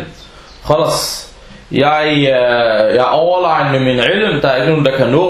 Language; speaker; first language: Danish; early bilingual, other home language; Arabic